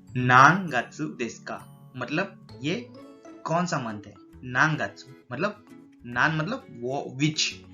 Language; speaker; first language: Hindi; native; Hindi